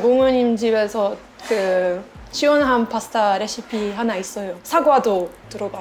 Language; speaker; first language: Korean; non-native, learner; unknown